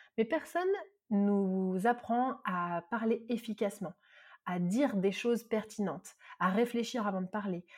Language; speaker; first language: French; native; French